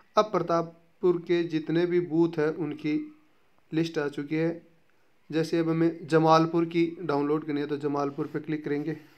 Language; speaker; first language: Hindi; native; Hindi